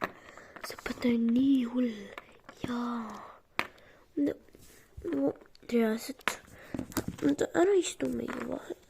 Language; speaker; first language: Estonian; non-native, local second language; Russian